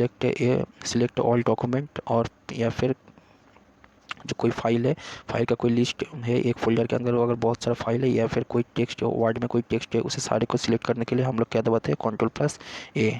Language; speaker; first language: Hindi; native; Hindi